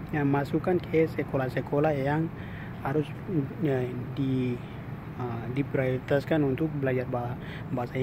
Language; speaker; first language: Indonesian; non-native, local second language; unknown